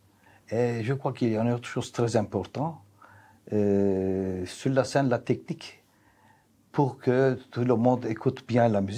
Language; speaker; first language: French; non-native, learner; Turkish